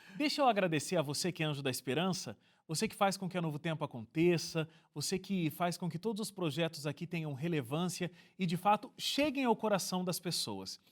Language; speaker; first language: Portuguese; native; Portuguese